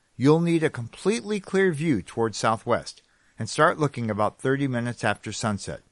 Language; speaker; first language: English; native; English